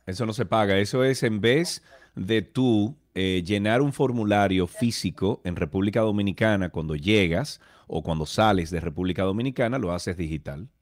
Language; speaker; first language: Spanish; native; Spanish